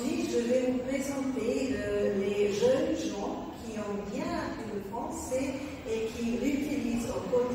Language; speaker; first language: French; non-native, fluent; Croatian